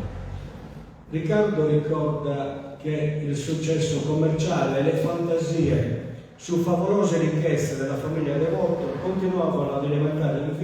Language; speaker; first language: Italian; native; Italian